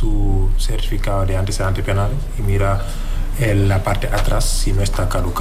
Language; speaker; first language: Spanish; non-native, fluent; Wolof